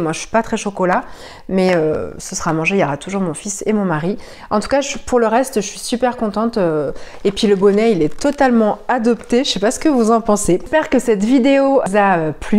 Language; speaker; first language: French; native; French